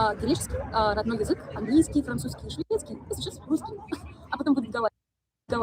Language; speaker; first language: Russian; non-native, fluent; Greek